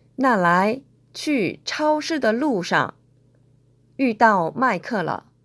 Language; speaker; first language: Chinese; non-native, fluent; Korean